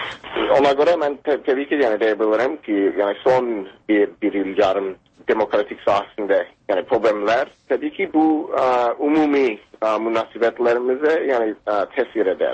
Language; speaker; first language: Turkish; non-native, fluent; English